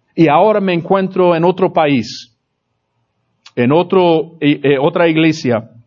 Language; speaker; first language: Spanish; non-native, fluent; English